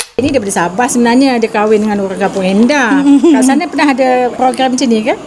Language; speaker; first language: Malay; native; Malay